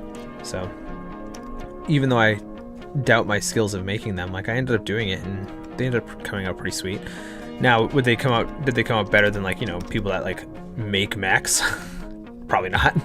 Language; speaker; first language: English; native; English